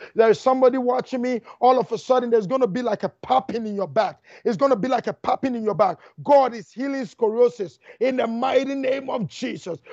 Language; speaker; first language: English; non-native, local second language; Akan